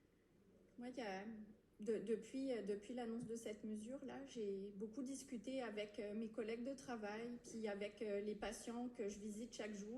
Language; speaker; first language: French; native; French